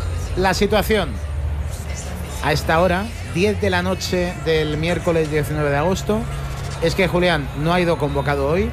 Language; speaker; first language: Spanish; native; Spanish